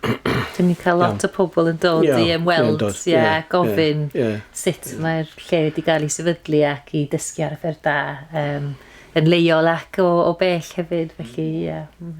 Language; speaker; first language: Welsh; native; Welsh